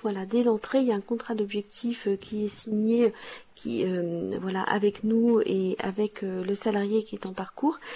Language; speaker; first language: French; native; French